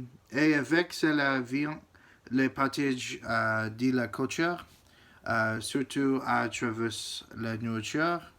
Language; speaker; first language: French; non-native, learner; English